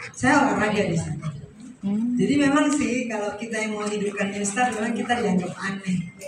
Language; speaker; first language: Indonesian; native; Indonesian